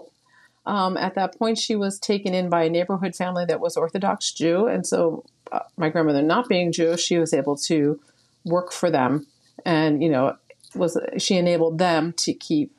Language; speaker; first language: English; native; English